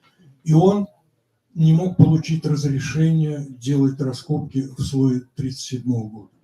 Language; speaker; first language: Russian; native; Russian